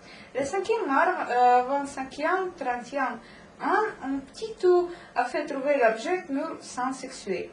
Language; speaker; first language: French; non-native, learner; Russian